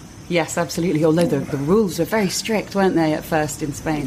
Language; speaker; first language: English; native; English